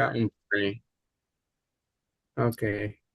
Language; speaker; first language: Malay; non-native, learner; Arabic